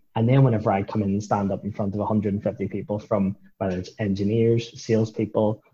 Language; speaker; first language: English; native; English